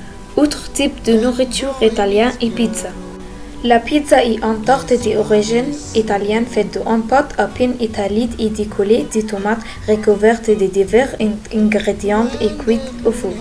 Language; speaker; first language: French; non-native, learner; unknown